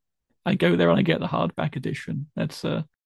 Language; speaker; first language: English; native; English